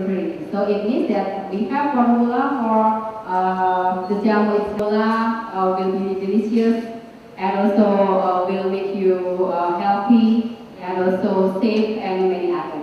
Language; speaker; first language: English; non-native, local second language; Indonesian